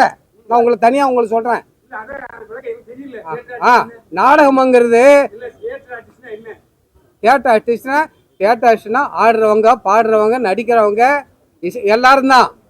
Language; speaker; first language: Tamil; native; Tamil